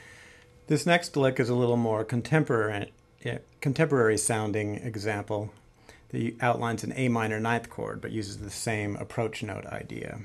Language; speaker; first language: English; native; English